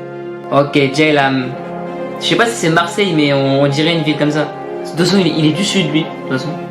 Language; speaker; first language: French; native; French